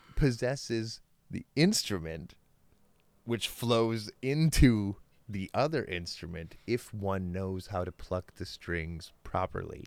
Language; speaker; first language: English; native; English